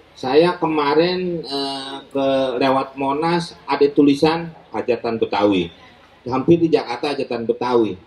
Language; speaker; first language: Indonesian; native; Indonesian